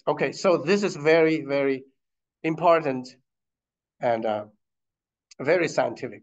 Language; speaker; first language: English; non-native, fluent; Chinese